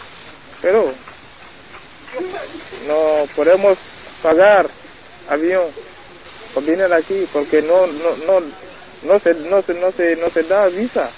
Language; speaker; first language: Spanish; non-native, learner; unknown